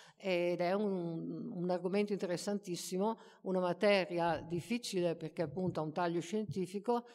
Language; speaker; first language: Italian; native; Italian